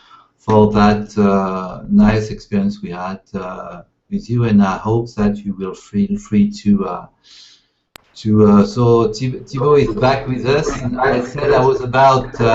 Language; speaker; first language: English; non-native, fluent; French